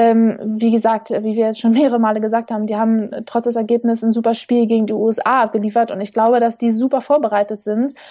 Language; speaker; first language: German; native; German